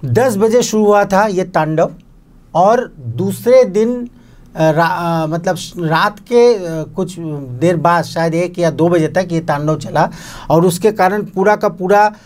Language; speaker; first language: Hindi; non-native, local second language; Bangla